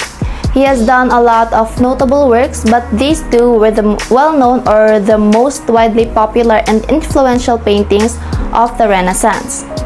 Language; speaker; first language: English; non-native, local second language; Filipino